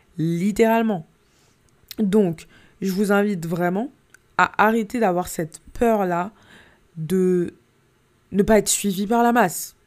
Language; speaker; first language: French; native; French